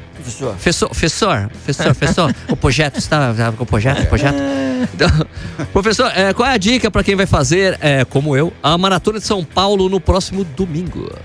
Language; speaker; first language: Portuguese; native; Portuguese